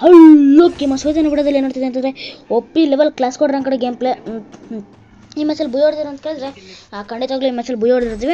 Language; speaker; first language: Kannada; native; Kannada